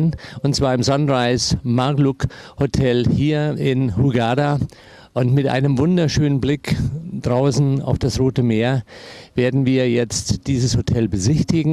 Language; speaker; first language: German; native; German